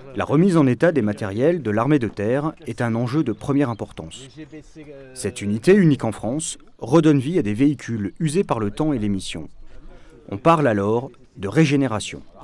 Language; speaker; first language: French; native; French